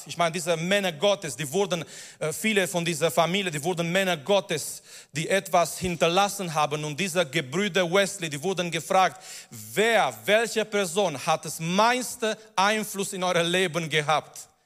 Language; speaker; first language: German; non-native, fluent; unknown